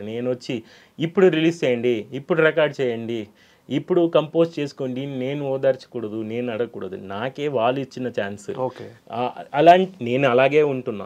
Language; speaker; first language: Telugu; non-native, local second language; Tamil